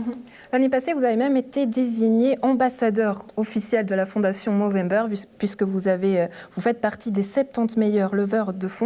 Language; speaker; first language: French; native; French